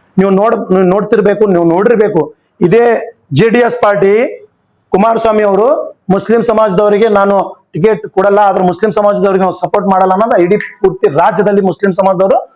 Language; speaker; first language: Kannada; non-native, local second language; Urdu